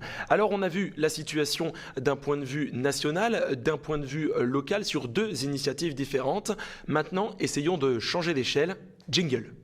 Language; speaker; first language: French; native; French